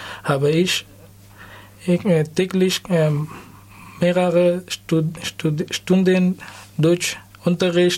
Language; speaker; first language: German; non-native, learner; Persian